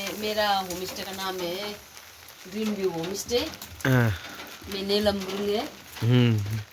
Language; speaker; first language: Hindi; non-native, local second language; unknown